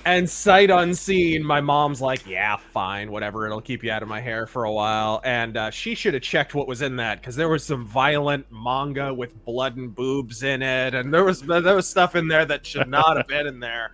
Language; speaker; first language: English; native; English